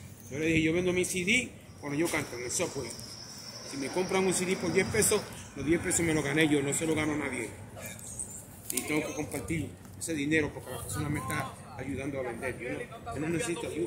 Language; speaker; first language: Spanish; native; Spanish